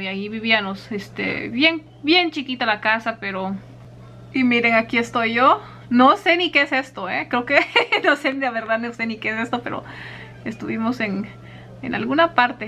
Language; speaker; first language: Spanish; early bilingual, heritage; Spanish